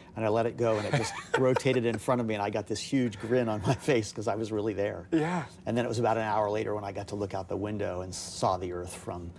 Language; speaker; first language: English; native; English